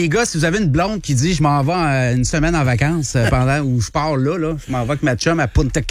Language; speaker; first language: French; native; French